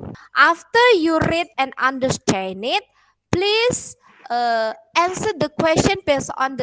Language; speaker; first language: English; non-native, fluent; Indonesian